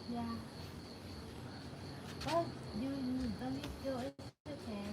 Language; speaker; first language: English; non-native, learner; Vietnamese